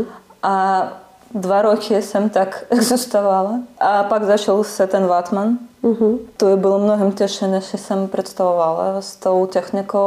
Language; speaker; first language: Czech; non-native, learner; Russian